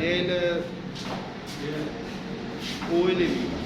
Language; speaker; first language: Korean; non-native, learner; Urdu